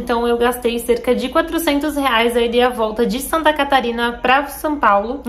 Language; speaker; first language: Portuguese; native; Portuguese